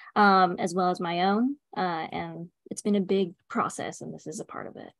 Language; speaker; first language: English; native; English